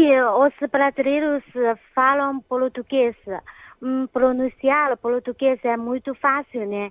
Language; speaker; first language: Portuguese; non-native, fluent; Chinese